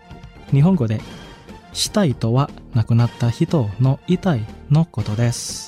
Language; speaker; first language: Japanese; non-native, fluent; Indonesian